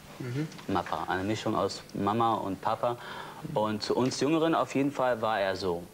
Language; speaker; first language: German; non-native, fluent; English